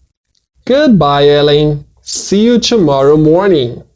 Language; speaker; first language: English; non-native, fluent; Portuguese